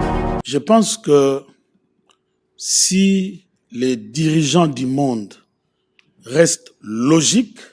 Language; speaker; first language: French; non-native, local second language; Lingala